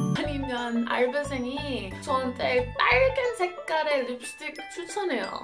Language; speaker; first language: Korean; non-native, fluent; English